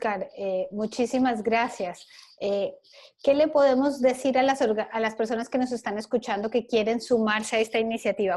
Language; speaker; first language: Spanish; native; Spanish